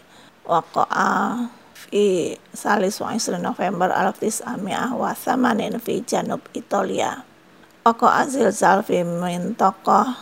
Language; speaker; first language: Arabic; non-native, fluent; Indonesian